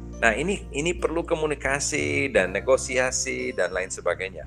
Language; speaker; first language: Indonesian; non-native, fluent; English